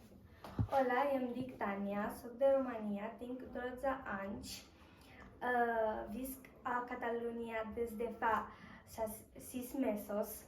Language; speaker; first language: Catalan; non-native, learner; Romanian